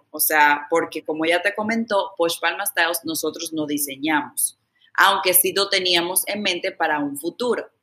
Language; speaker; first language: Spanish; early bilingual, heritage; Spanish